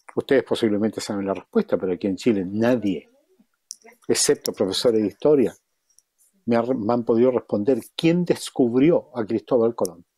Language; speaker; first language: Spanish; native; Spanish